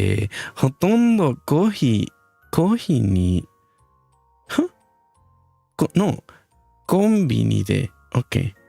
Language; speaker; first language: Japanese; non-native, learner; Spanish